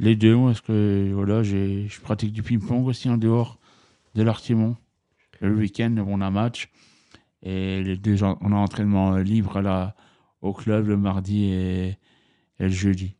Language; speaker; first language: French; native; French